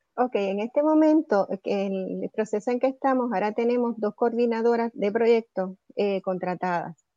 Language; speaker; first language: Spanish; native; Spanish